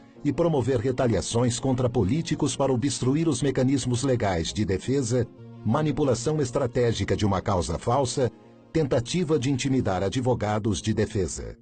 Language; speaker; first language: Portuguese; native; Portuguese